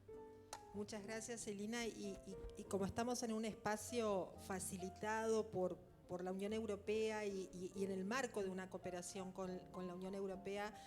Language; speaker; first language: Spanish; native; Spanish